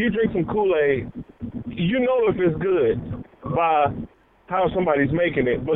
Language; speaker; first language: English; native; English